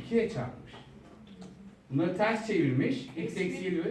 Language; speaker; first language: Turkish; native; Turkish